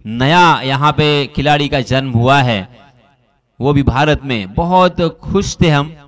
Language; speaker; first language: Hindi; non-native, local second language; Marathi